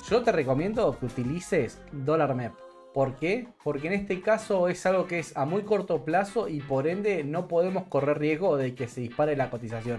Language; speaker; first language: Spanish; native; Spanish